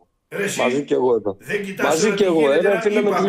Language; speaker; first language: Greek; native; Greek